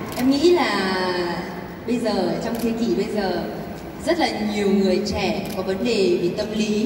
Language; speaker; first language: Vietnamese; early bilingual, heritage; Vietnamese